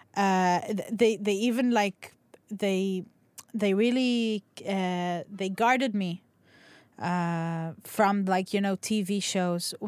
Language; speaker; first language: English; non-native, local second language; Hebrew